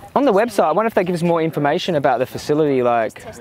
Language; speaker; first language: English; native; English